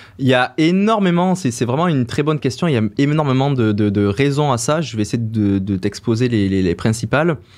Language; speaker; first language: French; native; French